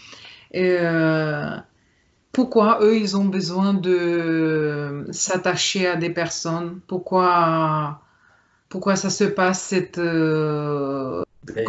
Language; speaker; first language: French; non-native, fluent; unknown